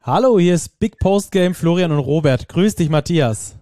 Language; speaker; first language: German; native; German